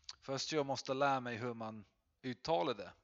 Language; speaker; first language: Swedish; non-native, fluent; English